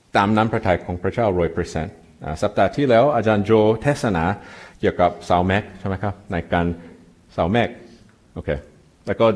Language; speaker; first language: Thai; non-native, fluent; English